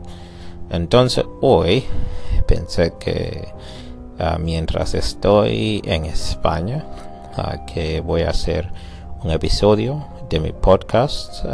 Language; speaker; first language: Spanish; non-native, learner; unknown